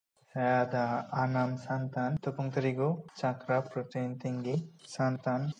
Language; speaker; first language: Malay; non-native, local second language; Bangla